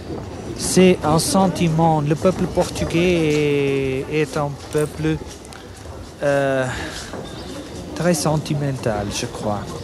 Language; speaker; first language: French; non-native, fluent; Portuguese